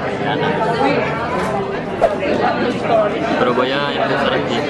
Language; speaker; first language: Spanish; non-native, fluent; French